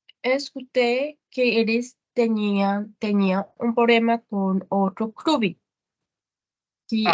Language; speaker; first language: Portuguese; non-native, learner; Spanish